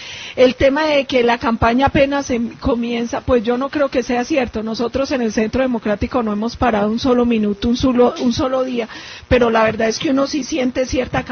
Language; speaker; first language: Spanish; native; Spanish